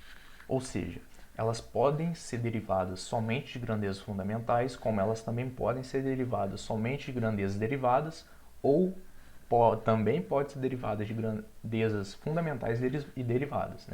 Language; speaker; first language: Portuguese; native; Portuguese